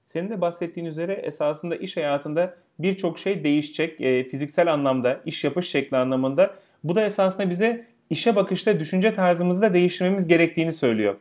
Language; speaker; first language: Turkish; native; Turkish